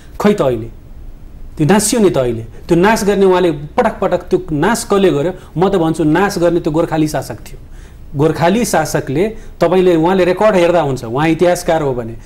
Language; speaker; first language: Nepali; non-native, local second language; Maithili